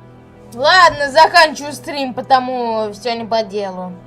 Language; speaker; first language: Russian; native; Russian